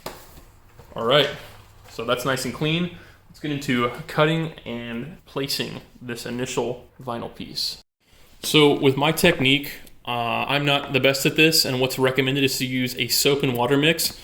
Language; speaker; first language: English; native; English